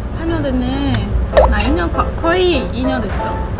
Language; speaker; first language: Korean; non-native, learner; Portuguese